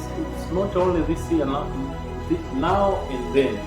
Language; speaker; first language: English; non-native, local second language; Swahili